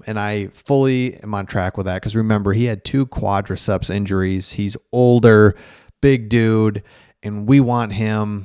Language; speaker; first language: English; native; English